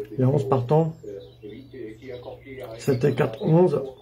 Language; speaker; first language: French; native; French